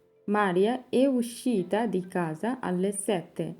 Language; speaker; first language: Italian; non-native, fluent; Bangla